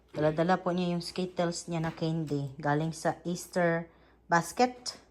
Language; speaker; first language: Filipino; native; Filipino